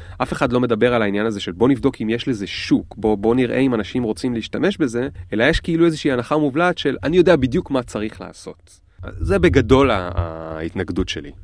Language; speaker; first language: Hebrew; native; Hebrew